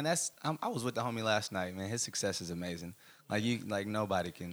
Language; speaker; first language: English; native; English